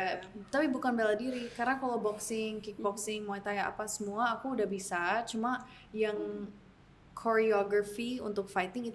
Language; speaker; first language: Indonesian; early bilingual, heritage; English